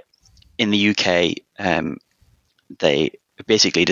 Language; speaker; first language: English; native; English